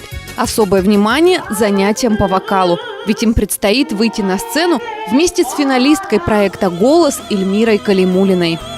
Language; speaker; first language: Russian; native; Russian